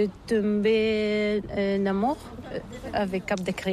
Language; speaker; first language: French; non-native, learner; Bulgarian